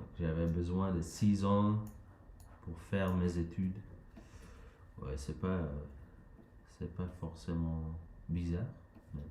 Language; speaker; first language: French; non-native, learner; Dutch